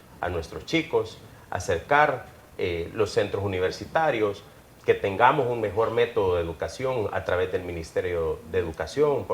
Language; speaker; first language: Spanish; native; Spanish